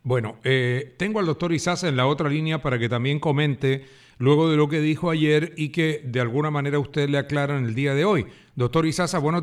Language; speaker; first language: Spanish; native; Spanish